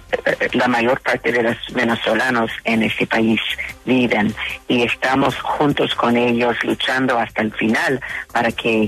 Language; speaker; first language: Spanish; non-native, fluent; English